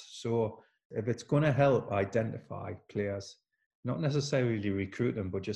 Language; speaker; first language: English; native; English